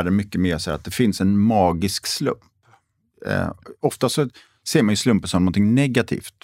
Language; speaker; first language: Swedish; native; Swedish